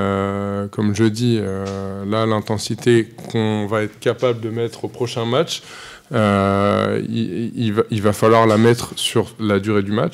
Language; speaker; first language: French; native; French